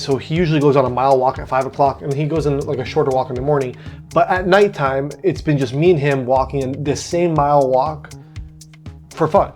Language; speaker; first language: English; native; English